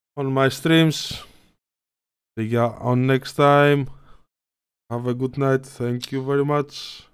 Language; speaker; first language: English; non-native, learner; Greek